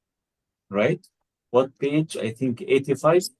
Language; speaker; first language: English; non-native, fluent; Arabic